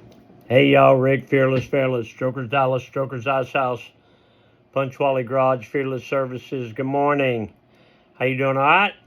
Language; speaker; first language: English; native; English